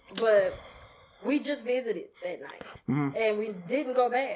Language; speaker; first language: English; native; English